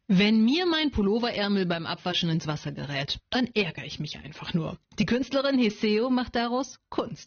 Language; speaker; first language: German; native; German